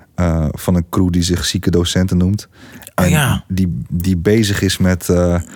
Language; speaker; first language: Dutch; early bilingual, other home language; Greek